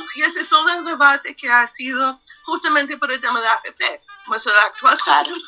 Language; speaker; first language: Spanish; non-native, fluent; English